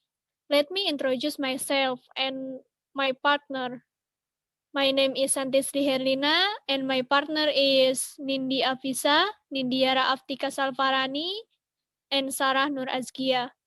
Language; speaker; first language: English; non-native, learner; Indonesian